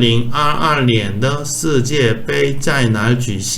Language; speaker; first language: Chinese; non-native, fluent; Korean